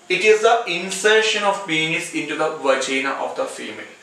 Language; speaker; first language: English; non-native, local second language; Malayalam